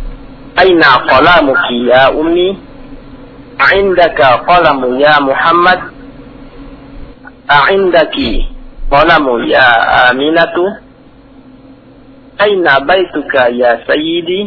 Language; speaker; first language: Arabic; non-native, learner; Indonesian